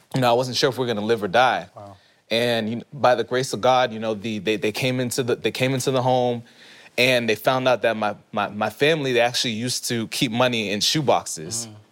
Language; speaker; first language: English; early bilingual, other home language; Haitian Creole